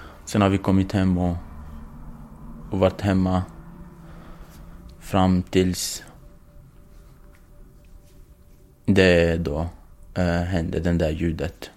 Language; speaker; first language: Swedish; non-native, fluent; Kurdish